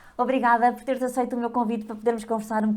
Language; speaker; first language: Portuguese; native; Portuguese